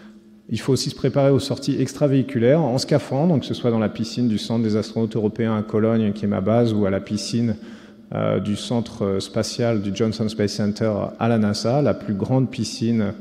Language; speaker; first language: French; native; French